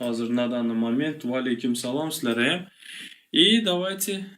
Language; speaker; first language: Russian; non-native, local second language; Turkmen